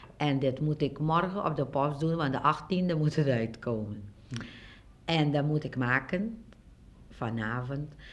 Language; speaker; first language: Dutch; non-native, local second language; Papiamento